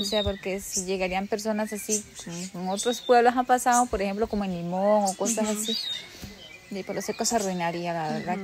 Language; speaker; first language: Spanish; native; Spanish